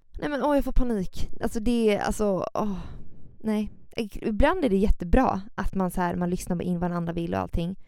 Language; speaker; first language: Swedish; native; Swedish